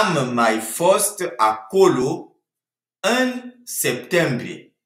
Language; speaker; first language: Romanian; non-native, fluent; French